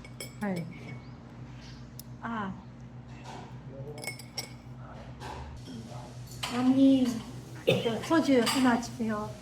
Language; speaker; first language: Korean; non-native, learner; Japanese